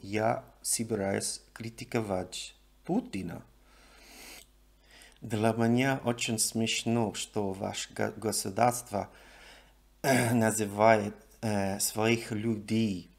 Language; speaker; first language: Russian; non-native, learner; English